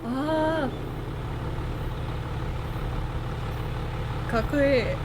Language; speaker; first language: Japanese; non-native, learner; English